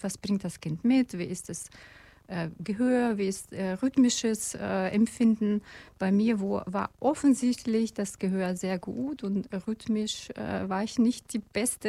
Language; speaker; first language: German; non-native, fluent; Russian